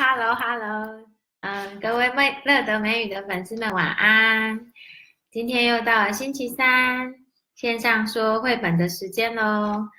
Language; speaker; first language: Chinese; native; Chinese